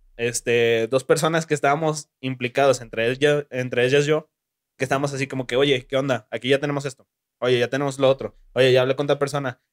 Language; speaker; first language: Spanish; native; Spanish